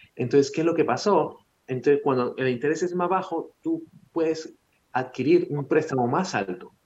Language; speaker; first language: Spanish; early bilingual, heritage; Spanish